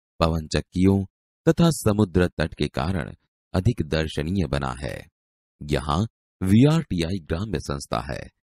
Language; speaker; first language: Hindi; non-native, local second language; Gujarati